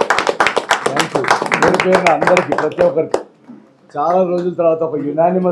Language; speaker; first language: Telugu; native; Telugu